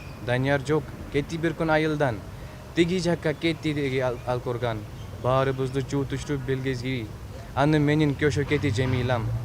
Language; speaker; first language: Kyrgyz; non-native, learner; Hindi